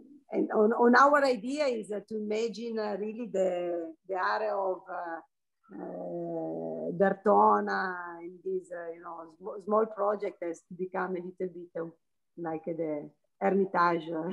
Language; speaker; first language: English; non-native, fluent; Italian